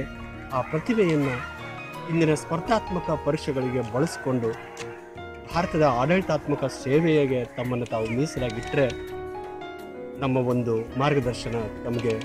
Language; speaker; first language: Kannada; native; Kannada